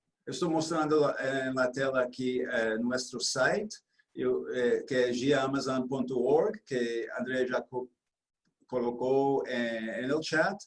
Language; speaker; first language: Spanish; non-native, fluent; Portuguese